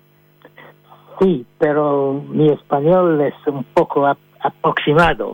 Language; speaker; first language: Spanish; non-native, fluent; French